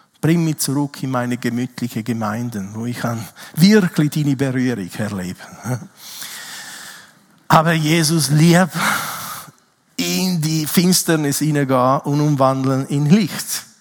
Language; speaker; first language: German; non-native, fluent; Italian